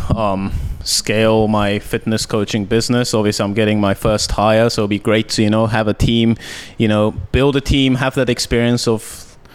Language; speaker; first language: English; early bilingual, heritage; Japanese